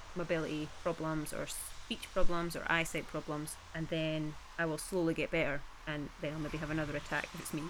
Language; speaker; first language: English; native; English